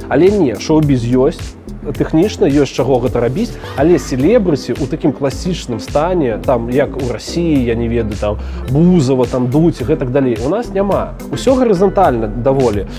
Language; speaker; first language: Belarusian; non-native, local second language; Russian